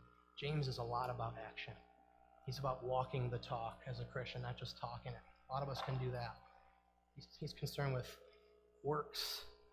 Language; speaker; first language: English; native; English